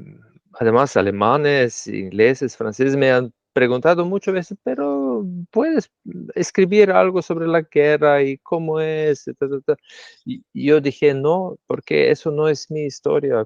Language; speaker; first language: Spanish; non-native, fluent; Slovenian